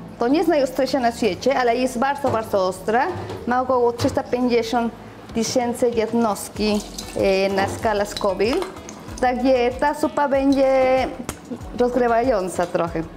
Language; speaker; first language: Polish; non-native, learner; Spanish